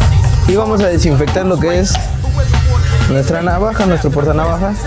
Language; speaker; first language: Spanish; native; Spanish